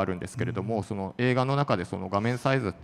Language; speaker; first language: Japanese; native; Japanese